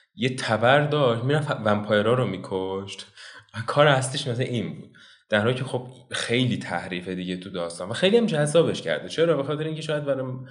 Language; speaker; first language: Persian; non-native, local second language; Azerbaijani